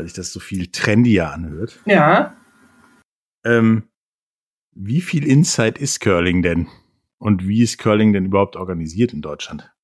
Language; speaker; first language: German; native; German